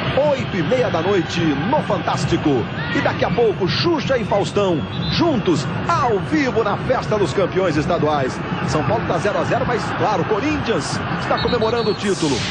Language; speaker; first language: Portuguese; native; Portuguese